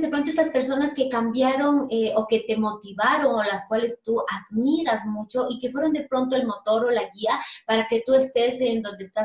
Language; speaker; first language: Spanish; native; Spanish